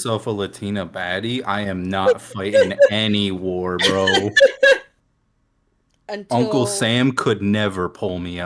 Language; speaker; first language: English; native; English